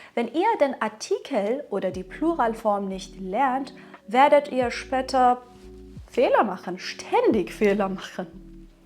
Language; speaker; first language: German; non-native, fluent; Persian